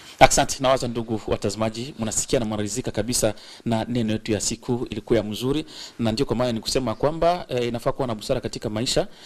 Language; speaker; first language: Swahili; native; Swahili